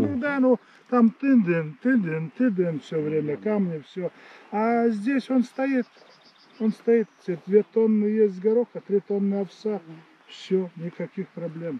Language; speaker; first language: Russian; non-native, fluent; Latvian